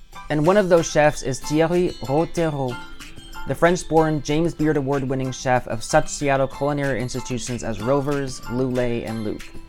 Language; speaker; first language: English; native; English